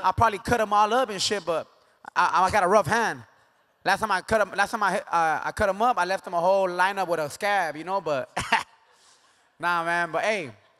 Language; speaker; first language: English; early bilingual, other home language; Spanish